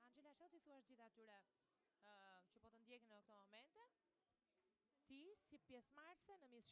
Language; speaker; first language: Albanian; native; Albanian